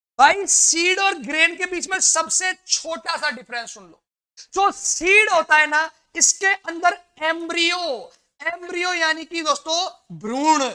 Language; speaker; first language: Hindi; native; Hindi